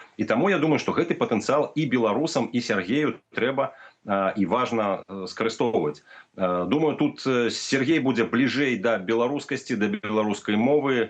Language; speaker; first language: Belarusian; native; Belarusian